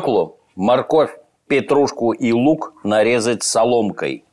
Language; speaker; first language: Russian; native; Russian